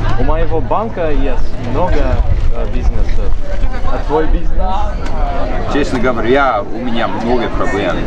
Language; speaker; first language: Russian; non-native, learner; English